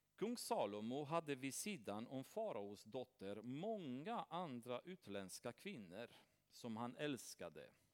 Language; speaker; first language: Swedish; non-native, fluent; Romanian